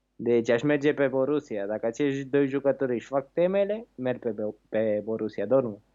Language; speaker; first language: Romanian; native; Romanian